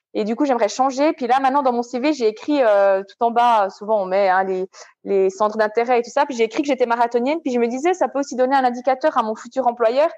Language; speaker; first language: French; native; French